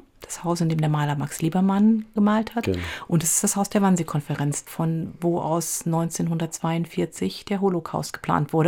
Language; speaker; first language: German; native; German